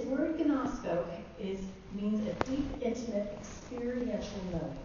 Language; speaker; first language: English; native; English